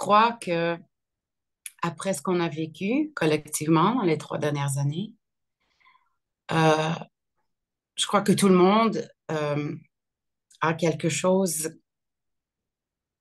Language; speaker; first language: French; early bilingual, other home language; Arabic